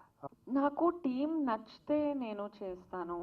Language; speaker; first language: Telugu; non-native, learner; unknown